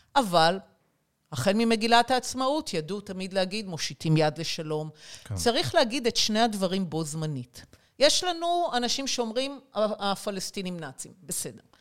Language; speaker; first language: Hebrew; native; Hebrew